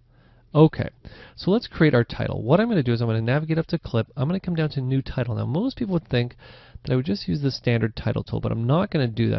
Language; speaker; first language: English; native; English